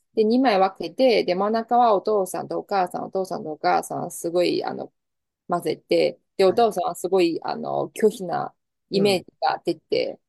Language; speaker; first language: Japanese; non-native, fluent; Chinese